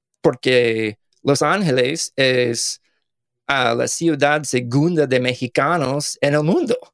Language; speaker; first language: Spanish; non-native, learner; English